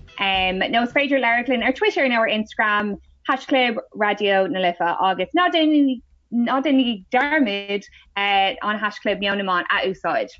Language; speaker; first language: Irish; non-native, local second language; English